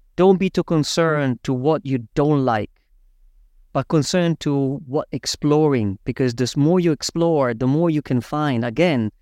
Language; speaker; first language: English; non-native, fluent; Italian